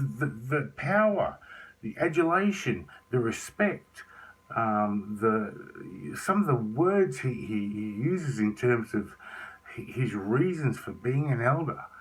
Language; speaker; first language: English; native; English